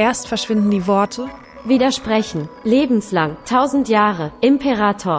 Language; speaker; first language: German; native; German